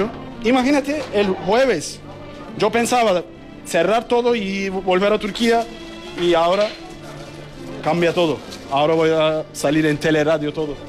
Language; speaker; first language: Spanish; non-native, learner; Turkish